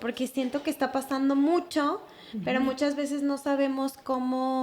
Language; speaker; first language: Spanish; native; Spanish